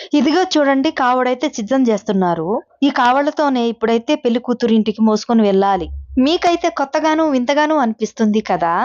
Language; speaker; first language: Telugu; non-native, local second language; Koya